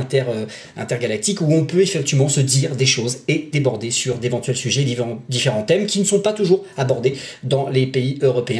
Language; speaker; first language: French; native; French